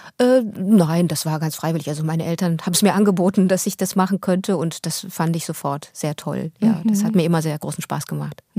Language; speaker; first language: German; early bilingual, other home language; Russian